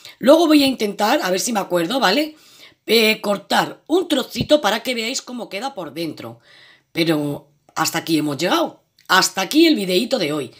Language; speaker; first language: Spanish; native; Spanish